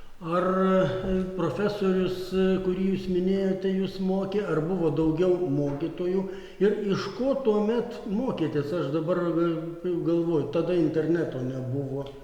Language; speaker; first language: Lithuanian; native; Lithuanian